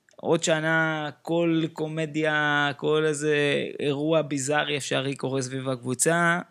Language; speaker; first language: Hebrew; native; Hebrew